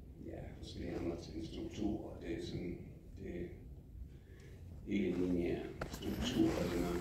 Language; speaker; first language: Danish; non-native, fluent; English